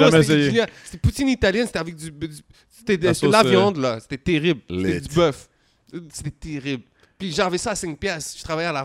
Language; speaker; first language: French; native; French